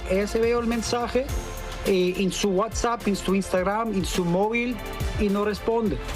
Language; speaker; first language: Spanish; non-native, learner; English